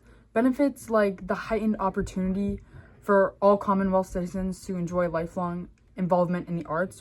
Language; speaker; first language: English; native; English